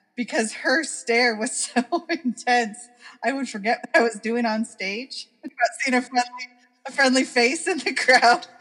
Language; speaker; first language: English; native; English